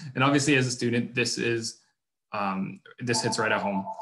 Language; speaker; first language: English; non-native, fluent; French